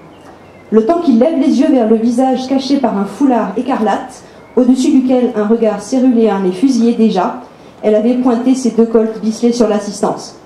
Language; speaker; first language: French; native; French